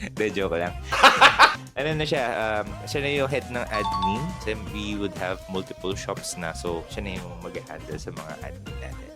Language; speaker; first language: Filipino; native; Filipino